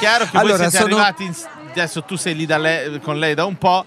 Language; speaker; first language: Italian; native; Italian